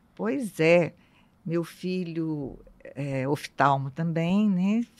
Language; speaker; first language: Portuguese; native; Portuguese